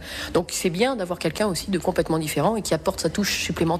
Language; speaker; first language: French; native; French